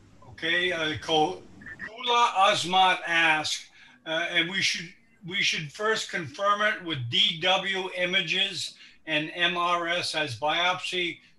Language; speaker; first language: English; native; English